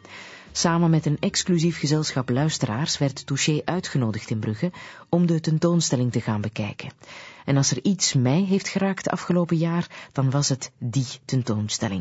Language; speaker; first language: Dutch; native; Dutch